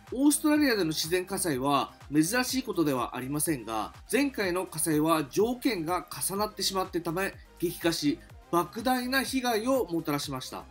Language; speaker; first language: Japanese; native; Japanese